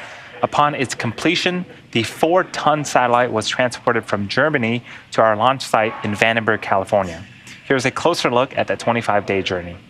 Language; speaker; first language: English; native; English